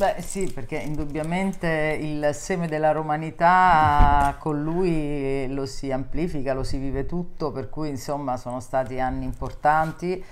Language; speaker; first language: Italian; native; Italian